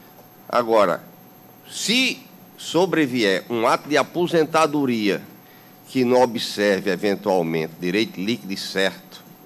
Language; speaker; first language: Portuguese; native; Portuguese